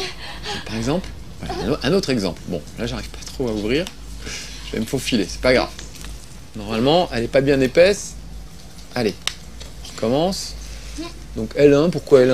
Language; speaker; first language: French; native; French